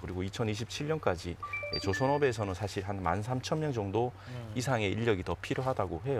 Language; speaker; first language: Korean; native; Korean